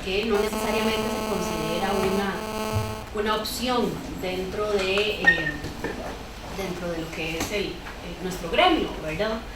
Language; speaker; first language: Spanish; native; Spanish